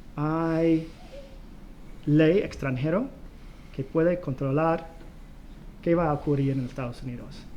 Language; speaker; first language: Spanish; non-native, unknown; English